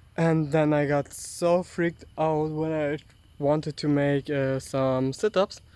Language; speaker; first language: English; non-native, fluent; German